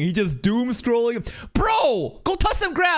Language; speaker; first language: English; native; English